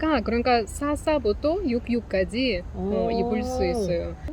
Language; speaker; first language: Korean; non-native, learner; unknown